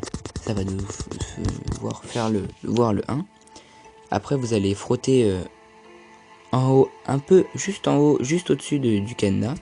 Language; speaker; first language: French; native; French